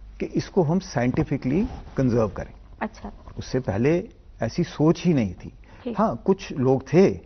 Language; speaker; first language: Hindi; non-native, local second language; Dogri